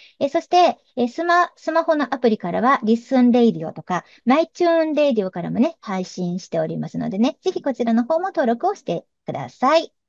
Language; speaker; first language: Japanese; native; Japanese